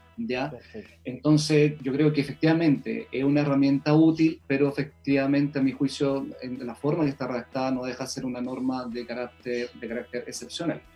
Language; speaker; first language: Spanish; native; Spanish